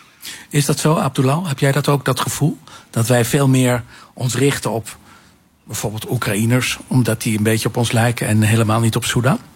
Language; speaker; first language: Dutch; native; Dutch